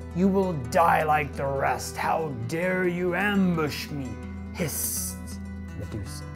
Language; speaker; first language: English; native; English